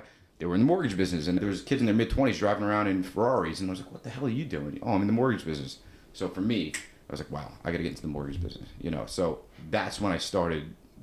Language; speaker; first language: English; native; English